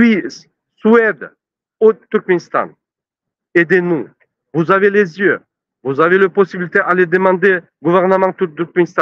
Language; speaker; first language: French; non-native, learner; Turkmen